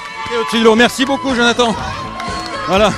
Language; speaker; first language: French; native; French